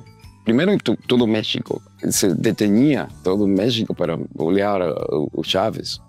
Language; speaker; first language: Portuguese; non-native, learner; Spanish